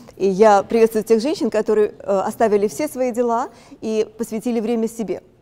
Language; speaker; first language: Russian; native; Russian